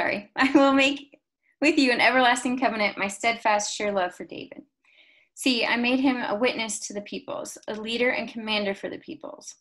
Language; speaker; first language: English; native; English